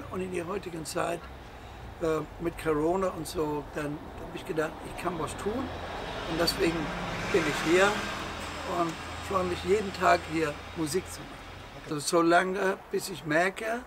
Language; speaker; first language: German; non-native, fluent; English